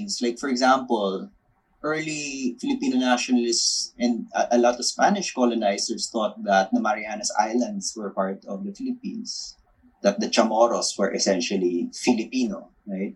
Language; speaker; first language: English; non-native, local second language; Filipino